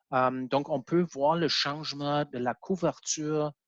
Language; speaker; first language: French; non-native, fluent; German